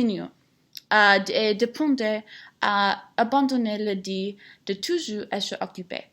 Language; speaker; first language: French; non-native, learner; English